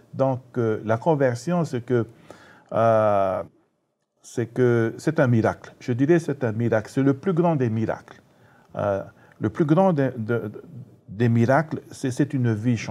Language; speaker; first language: French; native; French